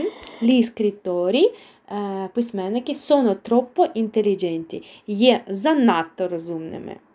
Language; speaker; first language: Italian; non-native, fluent; Ukrainian